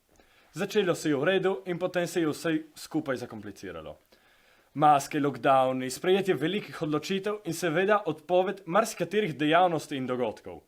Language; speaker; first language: Slovenian; native; Slovenian